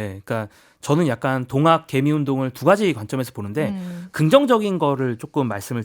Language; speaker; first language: Korean; native; Korean